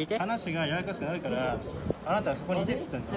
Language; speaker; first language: Japanese; native; Japanese